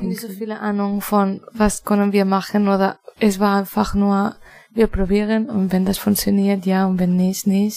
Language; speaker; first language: German; non-native, fluent; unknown